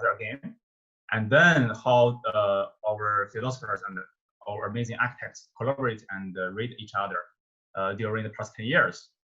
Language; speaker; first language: English; non-native, fluent; Chinese